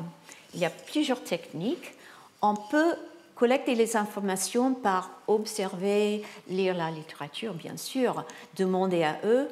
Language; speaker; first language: French; non-native, fluent; English